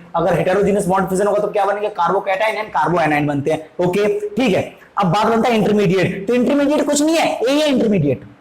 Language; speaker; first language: Hindi; native; Hindi